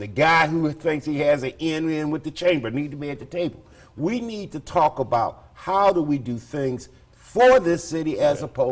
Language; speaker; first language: English; native; English